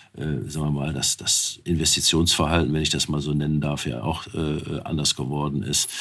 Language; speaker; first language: German; native; German